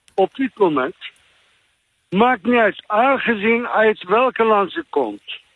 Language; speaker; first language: Dutch; non-native, fluent; Turkish